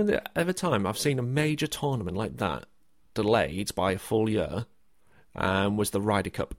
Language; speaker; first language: English; native; English